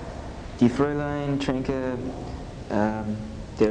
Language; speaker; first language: German; non-native, learner; English